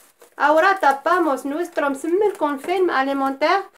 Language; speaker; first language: Spanish; non-native, fluent; Arabic